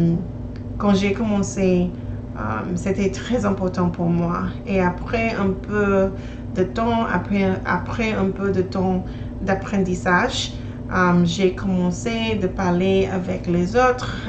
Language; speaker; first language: French; non-native, learner; English